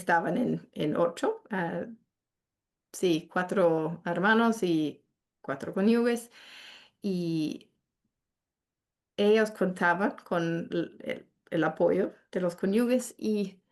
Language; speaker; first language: Spanish; non-native, fluent; English